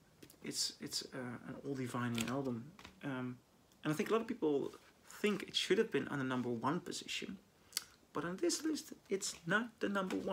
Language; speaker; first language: English; non-native, fluent; Dutch